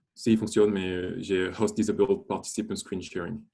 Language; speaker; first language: French; native; French